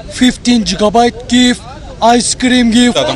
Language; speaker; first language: English; non-native, learner; Turkish